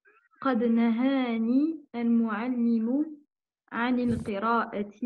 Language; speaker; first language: Arabic; non-native, learner; French